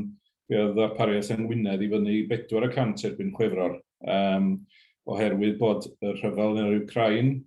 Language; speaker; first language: Welsh; native; Welsh